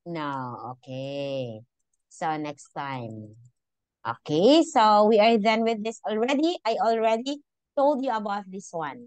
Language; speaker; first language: English; non-native, local second language; Filipino